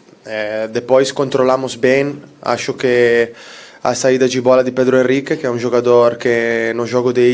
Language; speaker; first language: Portuguese; non-native, fluent; Italian